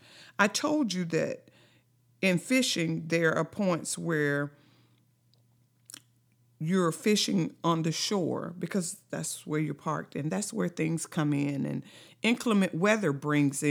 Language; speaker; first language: English; native; English